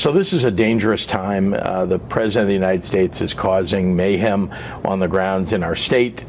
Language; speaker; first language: English; native; English